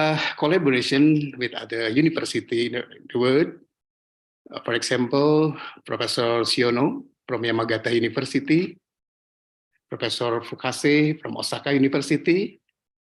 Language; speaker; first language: English; non-native, learner; Indonesian